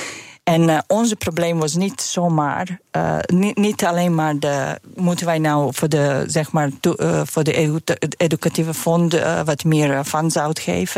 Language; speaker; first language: Dutch; non-native, fluent; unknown